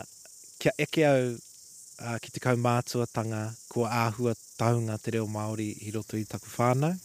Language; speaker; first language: Māori; non-native, local second language; English